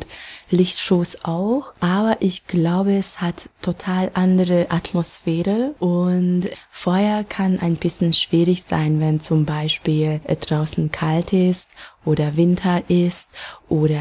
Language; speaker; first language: German; non-native, fluent; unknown